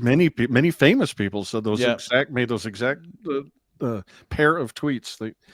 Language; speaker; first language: English; native; English